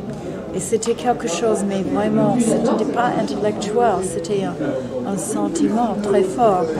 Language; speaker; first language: French; non-native, fluent; English